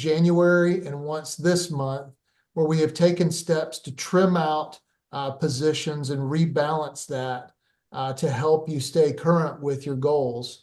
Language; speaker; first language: English; native; English